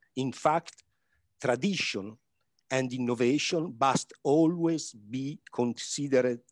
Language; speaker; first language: English; non-native, learner; Italian